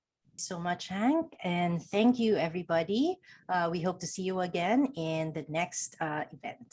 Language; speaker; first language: English; non-native, local second language; Filipino